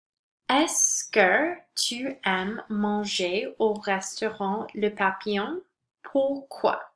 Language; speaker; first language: French; non-native, local second language; English